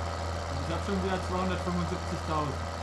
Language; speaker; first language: German; native; German